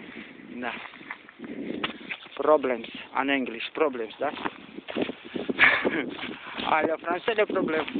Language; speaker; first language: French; non-native, learner; Romanian